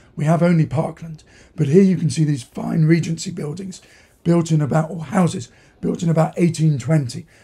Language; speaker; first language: English; native; English